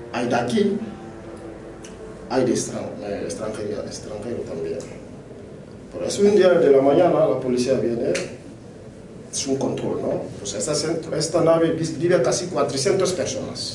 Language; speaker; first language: Spanish; non-native, local second language; French